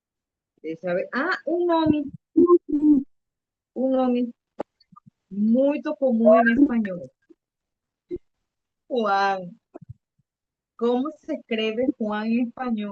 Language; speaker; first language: Spanish; non-native, learner; Portuguese